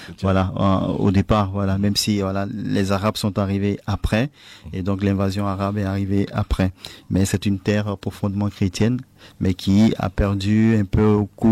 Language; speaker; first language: French; non-native, local second language; Baoulé